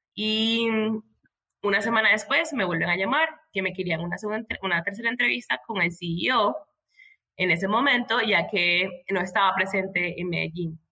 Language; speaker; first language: Spanish; native; Spanish